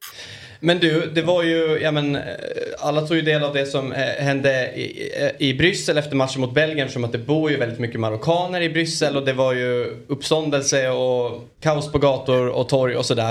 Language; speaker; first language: Swedish; native; Swedish